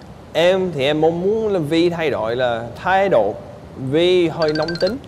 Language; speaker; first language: Vietnamese; non-native, fluent; English